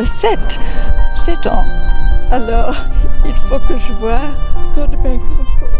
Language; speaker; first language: French; non-native, local second language; English